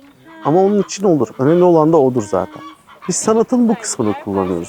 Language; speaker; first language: Turkish; native; Turkish